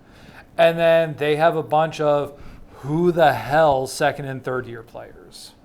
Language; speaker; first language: English; native; English